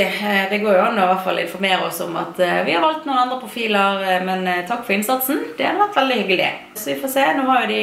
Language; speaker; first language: Norwegian; native; Norwegian